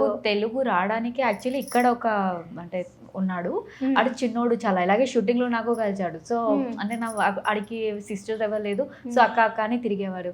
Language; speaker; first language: Telugu; non-native, fluent; Odia